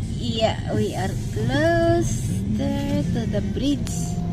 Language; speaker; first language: English; non-native, local second language; Filipino